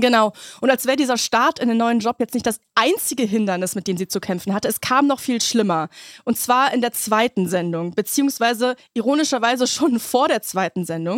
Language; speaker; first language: German; native; German